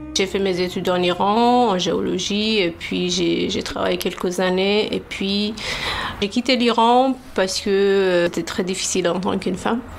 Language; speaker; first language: French; non-native, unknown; Persian